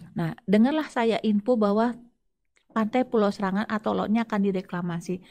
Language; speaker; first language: Indonesian; native; Indonesian